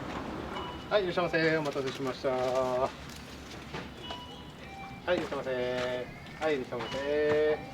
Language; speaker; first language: Japanese; native; Japanese